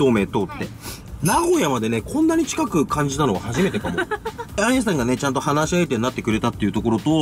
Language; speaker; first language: Japanese; native; Japanese